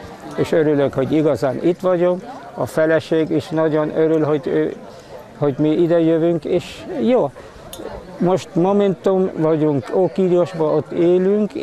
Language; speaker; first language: Hungarian; early bilingual, heritage; Hungarian